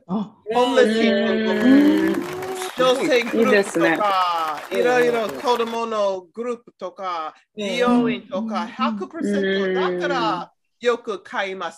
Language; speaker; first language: Japanese; non-native, learner; English